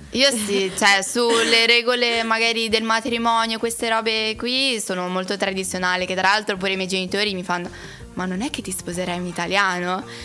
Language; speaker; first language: Italian; early bilingual, other home language; Chinese